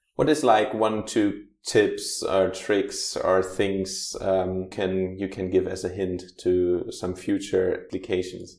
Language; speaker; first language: English; non-native, fluent; German